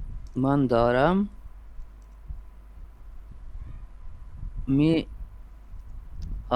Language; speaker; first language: Persian; non-native, learner; Urdu